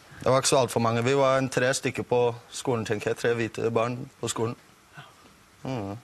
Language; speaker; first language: Norwegian; non-native, fluent; English